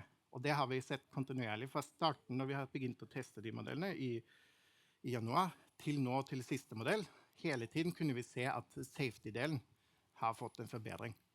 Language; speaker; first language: Norwegian; non-native, fluent; German